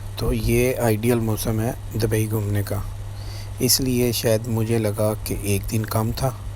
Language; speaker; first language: Urdu; non-native, local second language; Punjabi